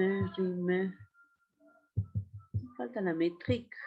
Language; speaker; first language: French; non-native, fluent; Spanish